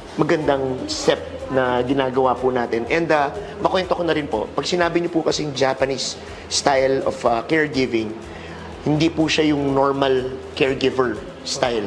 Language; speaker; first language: Filipino; native; Filipino